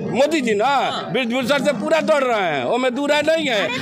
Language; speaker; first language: Hindi; native; Hindi